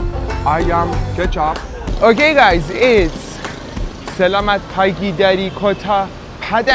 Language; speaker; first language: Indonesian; non-native, learner; Persian